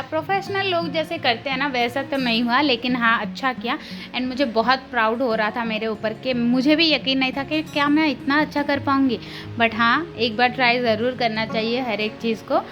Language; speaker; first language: Hindi; non-native, local second language; Telugu